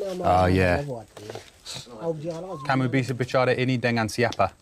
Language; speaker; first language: Indonesian; non-native, learner; English